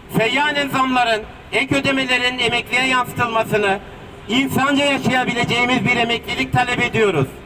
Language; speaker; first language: Turkish; native; Turkish